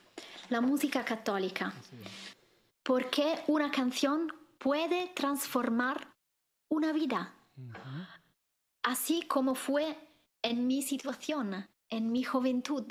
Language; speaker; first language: Spanish; non-native, fluent; Italian